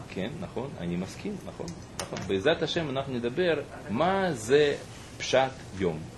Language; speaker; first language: Hebrew; non-native, fluent; Russian